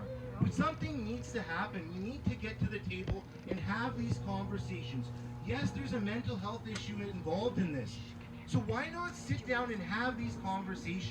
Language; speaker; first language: English; early bilingual, other home language; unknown